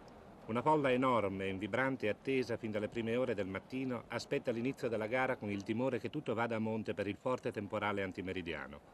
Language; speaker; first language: Italian; native; Italian